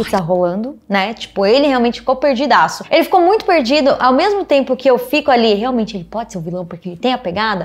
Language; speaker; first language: Portuguese; native; Portuguese